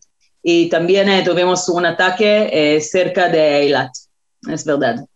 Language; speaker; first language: Spanish; non-native, fluent; Hebrew